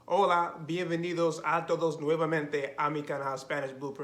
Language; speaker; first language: Spanish; non-native, fluent; English